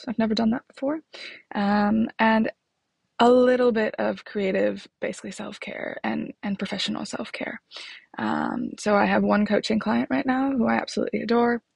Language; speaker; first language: English; native; English